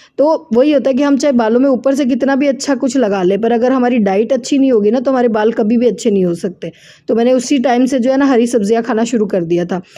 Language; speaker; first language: Hindi; native; Hindi